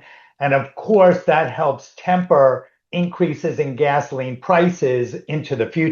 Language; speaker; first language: English; native; English